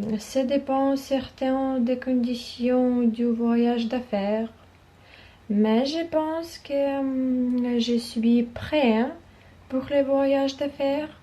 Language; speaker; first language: French; non-native, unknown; Ukrainian